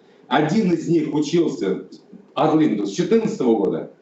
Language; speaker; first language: Russian; native; Russian